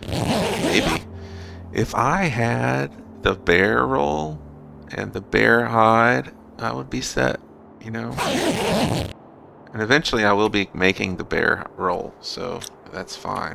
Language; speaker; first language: English; native; English